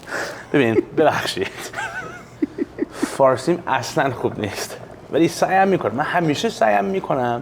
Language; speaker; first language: Persian; early bilingual, heritage; English